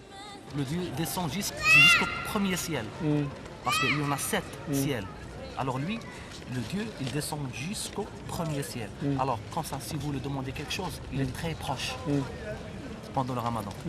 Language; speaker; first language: French; non-native, local second language; Arabic